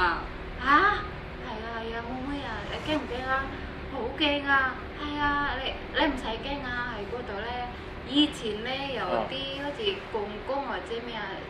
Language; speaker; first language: Chinese; non-native, learner; Indonesian